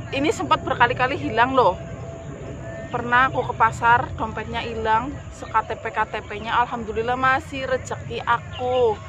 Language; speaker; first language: Indonesian; non-native, local second language; Javanese